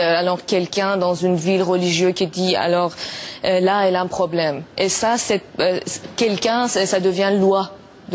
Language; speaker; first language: French; non-native, learner; Persian